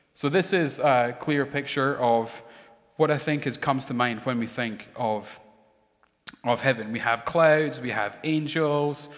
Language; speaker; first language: English; native; English